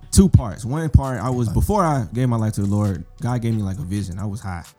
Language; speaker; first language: English; native; English